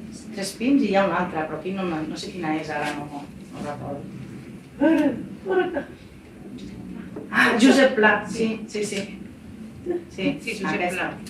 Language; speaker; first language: Catalan; non-native, local second language; Spanish